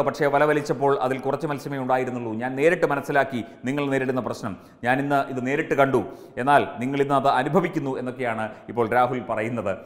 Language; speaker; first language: Malayalam; native; Malayalam